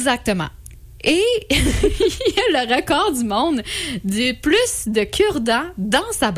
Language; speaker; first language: French; native; French